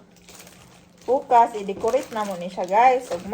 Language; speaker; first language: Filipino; non-native, local second language; Cebuano